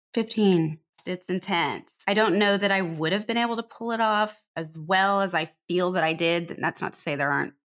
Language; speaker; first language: English; native; English